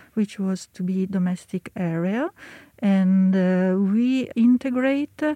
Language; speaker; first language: English; non-native, fluent; Italian